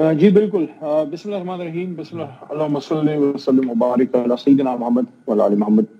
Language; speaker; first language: Urdu; non-native, local second language; Pashto